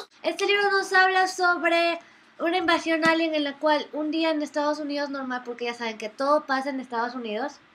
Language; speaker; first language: Spanish; native; Spanish